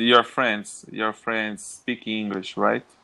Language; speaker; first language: English; non-native, learner; Portuguese